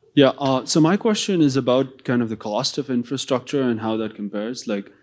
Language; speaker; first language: English; non-native, fluent; Kurdish